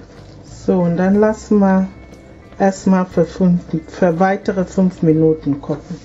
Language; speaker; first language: German; non-native, fluent; Akan